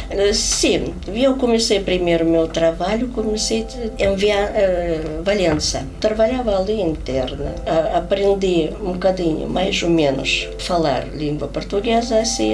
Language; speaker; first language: Portuguese; non-native, learner; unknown